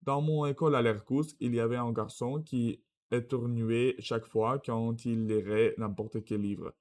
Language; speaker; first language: French; non-native, learner; Russian